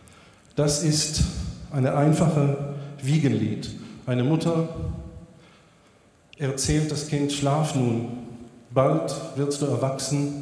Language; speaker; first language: German; non-native, fluent; Hebrew